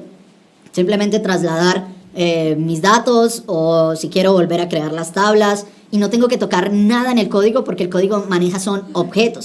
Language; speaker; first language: Spanish; native; Spanish